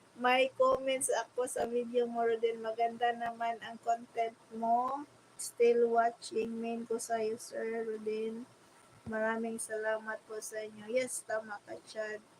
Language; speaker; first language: Filipino; non-native, local second language; Cebuano